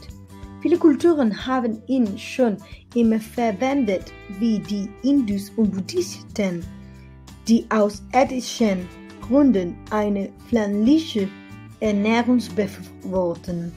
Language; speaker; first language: German; non-native, learner; Spanish